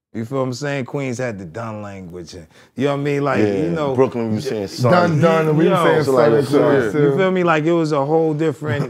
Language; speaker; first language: English; native; English